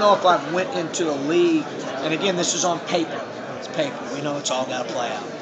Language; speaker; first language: English; native; English